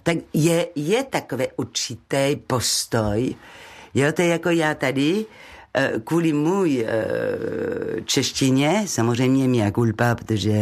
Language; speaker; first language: Czech; non-native, fluent; French